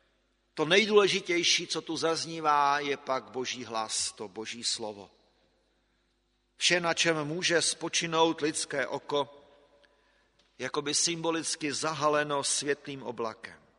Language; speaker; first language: Czech; native; Czech